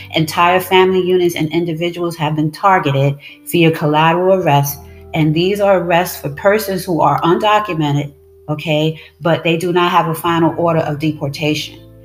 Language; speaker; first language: English; early bilingual, other home language; Spanish